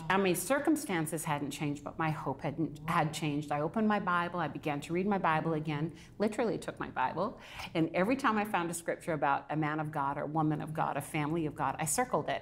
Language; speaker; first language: English; native; English